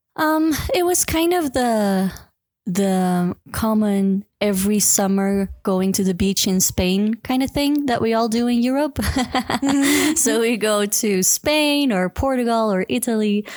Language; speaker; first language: English; non-native, fluent; Dutch